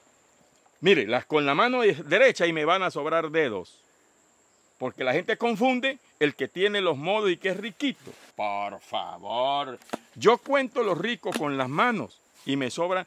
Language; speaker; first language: Spanish; native; Spanish